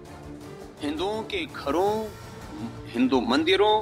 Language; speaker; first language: Hindi; native; Hindi